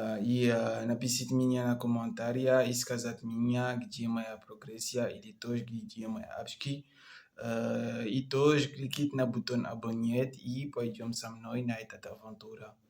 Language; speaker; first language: Russian; non-native, learner; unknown